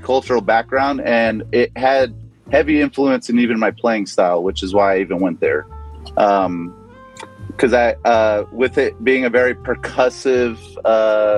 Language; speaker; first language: English; native; English